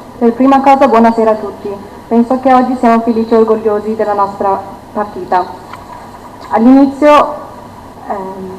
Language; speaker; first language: Italian; non-native, fluent; Turkish